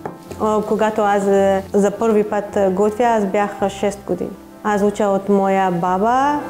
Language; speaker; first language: Bulgarian; non-native, learner; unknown